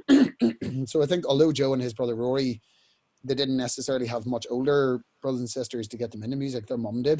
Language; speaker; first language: English; native; English